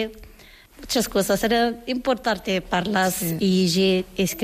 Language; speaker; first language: Catalan; non-native, learner; Arabic